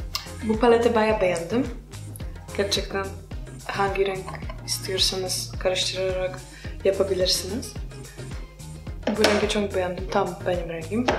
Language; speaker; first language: Turkish; non-native, fluent; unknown